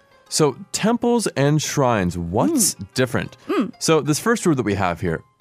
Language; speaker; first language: English; native; English